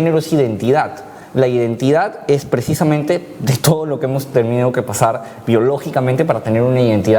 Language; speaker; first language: Spanish; native; Spanish